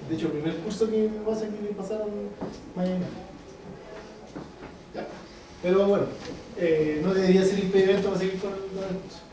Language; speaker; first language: Spanish; native; Spanish